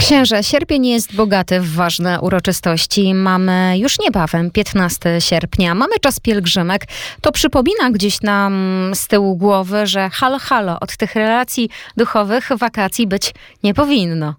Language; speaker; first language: Polish; native; Polish